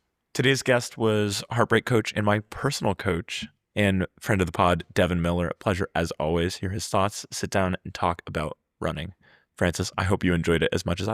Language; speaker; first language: English; native; English